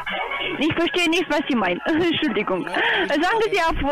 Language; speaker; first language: German; non-native, learner; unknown